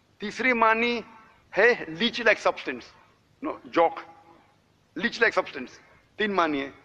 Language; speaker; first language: Hindi; non-native, local second language; Konkani